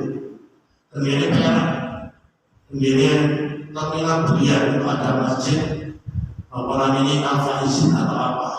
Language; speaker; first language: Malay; non-native, local second language; Javanese